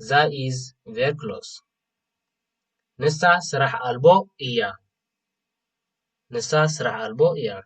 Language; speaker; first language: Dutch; non-native, fluent; Tigrinya